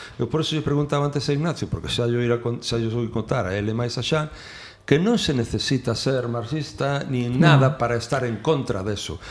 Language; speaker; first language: Galician; non-native, local second language; Spanish